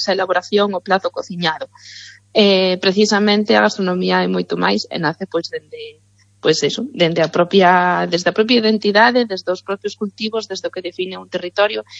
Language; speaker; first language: Galician; native; Galician